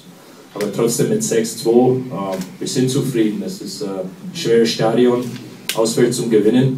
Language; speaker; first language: German; non-native, fluent; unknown